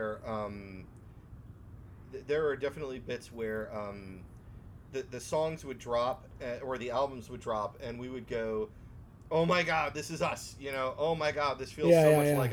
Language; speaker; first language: English; native; English